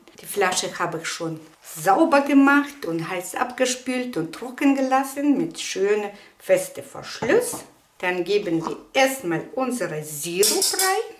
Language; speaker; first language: German; non-native, learner; Russian